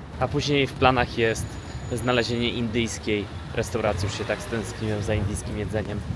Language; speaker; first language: Polish; native; Polish